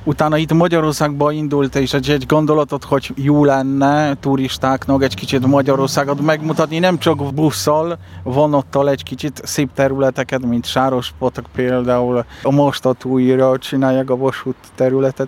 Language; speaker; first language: Hungarian; non-native, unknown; Polish